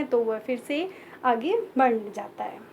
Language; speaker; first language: Hindi; native; Hindi